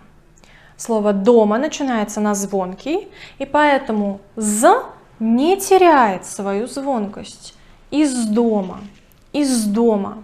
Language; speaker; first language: Russian; native; Russian